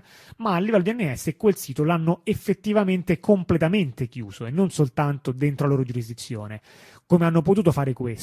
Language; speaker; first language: Italian; native; Italian